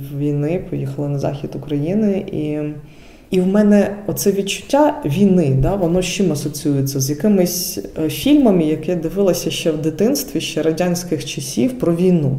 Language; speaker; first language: Ukrainian; non-native, local second language; Russian